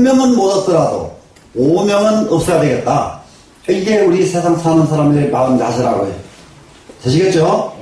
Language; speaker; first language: Korean; native; Korean